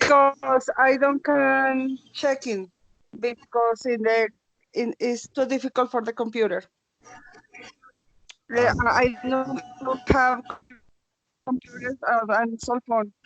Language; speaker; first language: English; non-native, learner; Spanish